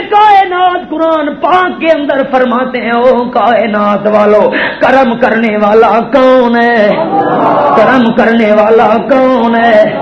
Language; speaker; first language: Urdu; non-native, local second language; Punjabi